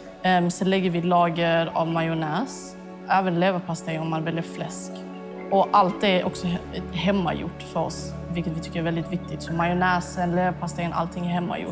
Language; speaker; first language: Swedish; early bilingual, other home language; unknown